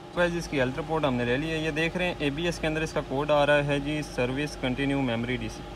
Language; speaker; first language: Urdu; native; Urdu